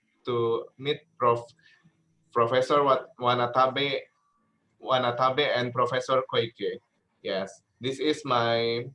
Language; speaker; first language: English; non-native, learner; Indonesian